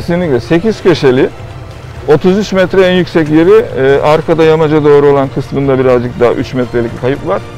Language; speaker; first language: Turkish; native; Turkish